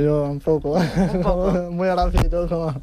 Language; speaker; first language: Spanish; non-native, learner; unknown